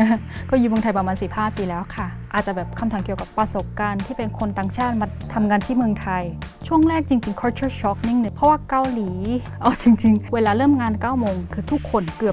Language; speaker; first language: Thai; non-native, fluent; Korean